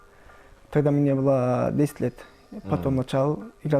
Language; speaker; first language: Russian; non-native, learner; Turkish